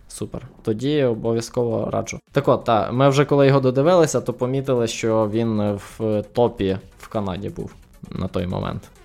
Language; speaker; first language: Ukrainian; native; Ukrainian